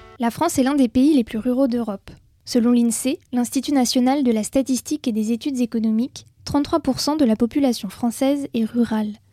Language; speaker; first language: French; native; French